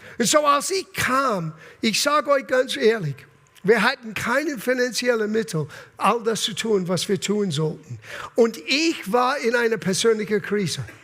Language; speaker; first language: German; non-native, fluent; English